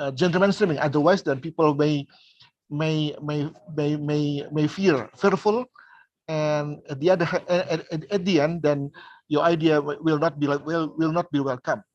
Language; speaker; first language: English; non-native, fluent; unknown